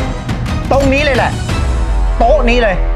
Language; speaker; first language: Thai; native; Thai